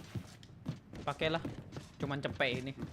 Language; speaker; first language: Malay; non-native, local second language; Sundanese